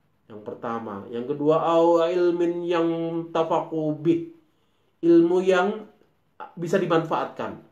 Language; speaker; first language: Indonesian; native; Indonesian